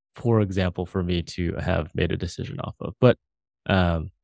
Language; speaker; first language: English; early bilingual, other home language; Filipino